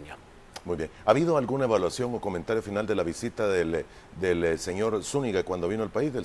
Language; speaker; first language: Spanish; native; Spanish